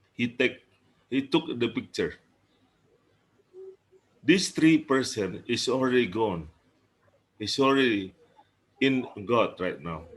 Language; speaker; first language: English; non-native, learner; Indonesian